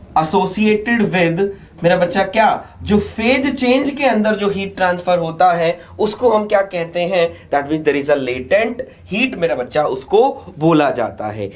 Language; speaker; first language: Hindi; native; Hindi